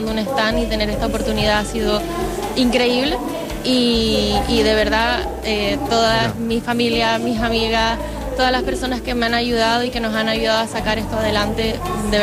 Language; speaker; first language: Spanish; native; Spanish